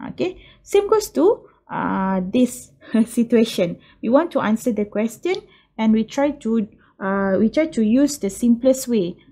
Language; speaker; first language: English; non-native, local second language; Malay